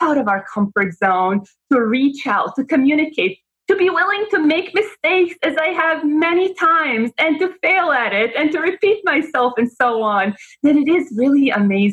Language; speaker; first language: English; non-native, fluent; Bosnian